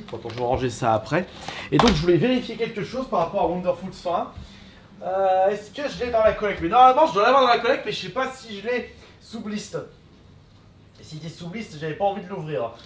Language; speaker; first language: French; native; French